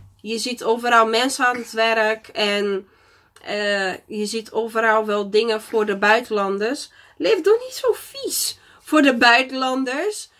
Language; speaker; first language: Dutch; non-native, fluent; Portuguese